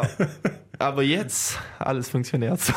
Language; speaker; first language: German; non-native, learner; Swedish